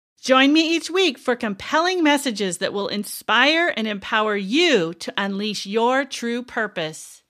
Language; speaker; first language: English; native; English